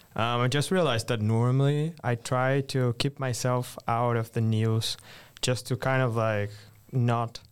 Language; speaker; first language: English; non-native, fluent; Portuguese